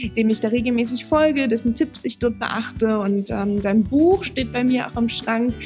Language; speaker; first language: German; native; German